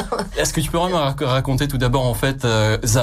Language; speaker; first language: French; non-native, fluent; Czech